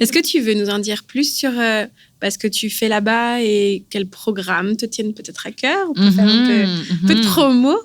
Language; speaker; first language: French; native; French